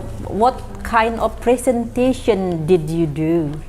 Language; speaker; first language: English; non-native, fluent; Indonesian